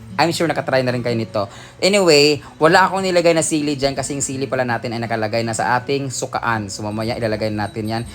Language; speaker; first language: Filipino; non-native, local second language; Cebuano